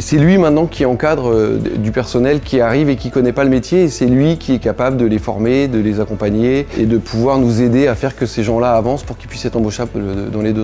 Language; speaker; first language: French; native; French